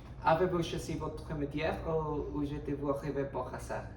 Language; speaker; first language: French; non-native, learner; Spanish